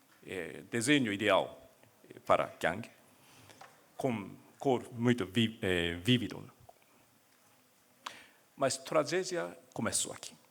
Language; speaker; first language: Portuguese; non-native, learner; Japanese